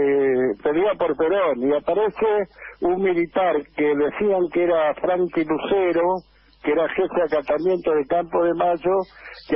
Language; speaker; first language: Spanish; native; Spanish